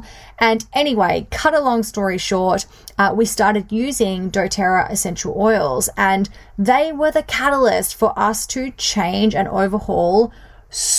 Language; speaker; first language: English; native; English